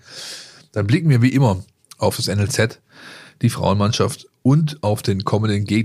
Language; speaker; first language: German; native; German